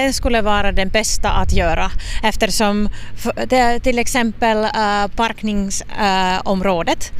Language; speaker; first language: Swedish; non-native, local second language; Finnish